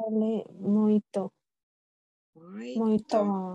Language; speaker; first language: Finnish; non-native, learner; Tamil